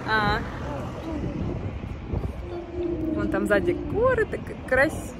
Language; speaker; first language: Russian; native; Russian